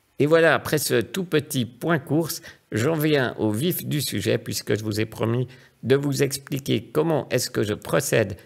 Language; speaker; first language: French; native; French